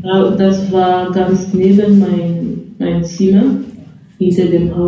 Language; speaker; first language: German; non-native, fluent; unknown